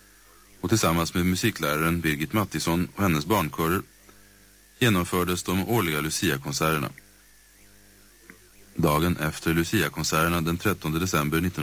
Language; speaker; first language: Swedish; native; Swedish